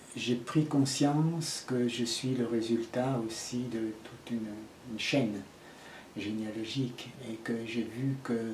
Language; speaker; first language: French; native; French